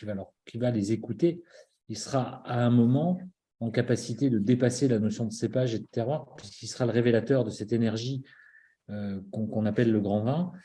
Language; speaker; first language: French; native; French